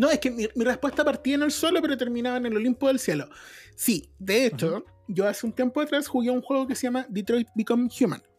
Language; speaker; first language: Spanish; native; Spanish